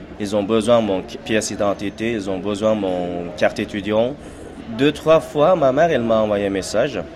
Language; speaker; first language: French; non-native, learner; Uyghur